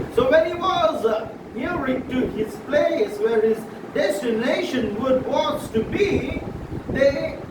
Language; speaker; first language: English; non-native, local second language; Marathi